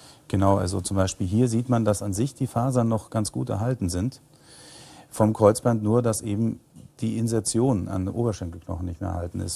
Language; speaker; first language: German; native; German